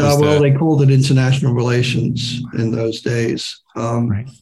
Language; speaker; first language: English; non-native, local second language; German